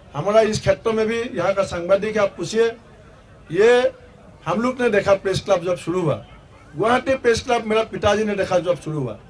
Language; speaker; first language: Hindi; non-native, local second language; Assamese